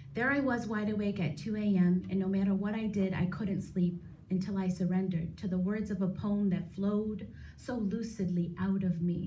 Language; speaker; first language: English; native; English